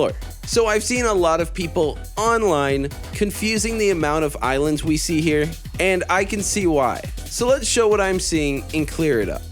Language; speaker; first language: English; native; English